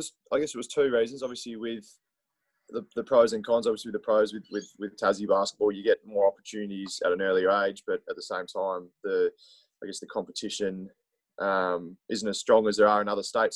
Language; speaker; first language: English; native; English